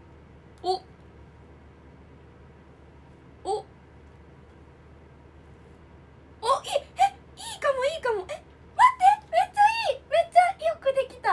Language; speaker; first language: Japanese; native; Japanese